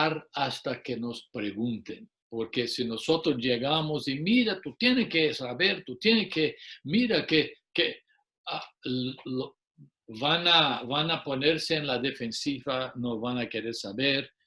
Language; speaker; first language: Spanish; non-native, fluent; English